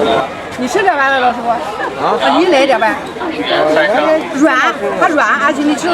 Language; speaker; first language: Chinese; native; Chinese